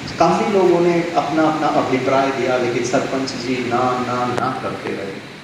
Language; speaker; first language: Hindi; non-native, local second language; Tamil